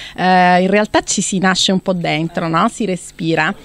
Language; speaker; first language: Italian; native; Italian